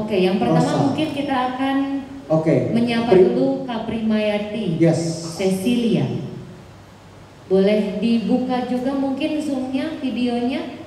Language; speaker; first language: Indonesian; native; Indonesian